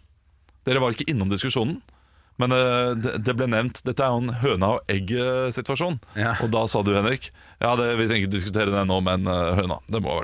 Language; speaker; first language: Norwegian; native; Norwegian